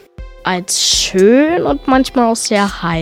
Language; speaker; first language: German; native; German